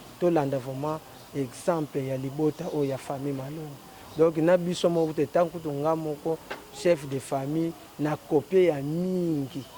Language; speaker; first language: Lingala; non-native, local second language; Kongo